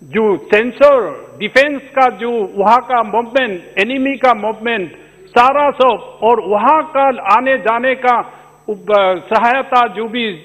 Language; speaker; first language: Hindi; non-native, local second language; Adi